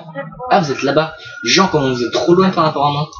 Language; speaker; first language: French; native; French